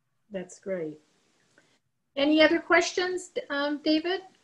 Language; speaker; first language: English; native; English